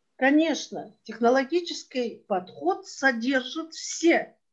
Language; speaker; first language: Russian; non-native, local second language; Kyrgyz